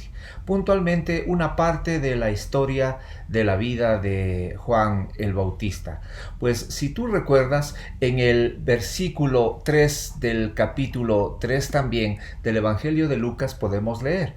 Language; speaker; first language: Spanish; native; Spanish